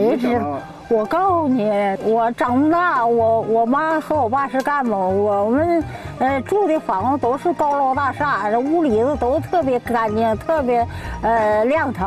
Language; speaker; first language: Chinese; native; Chinese